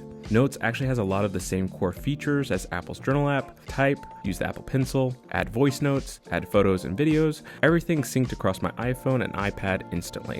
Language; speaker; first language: English; native; English